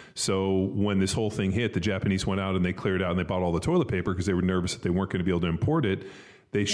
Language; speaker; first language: English; native; English